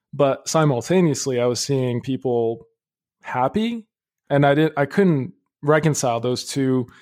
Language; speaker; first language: English; early bilingual, other home language; Arabic